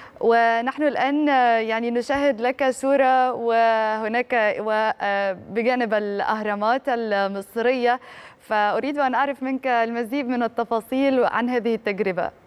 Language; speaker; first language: Arabic; native; Arabic